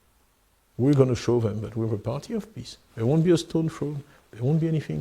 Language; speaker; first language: English; non-native, fluent; French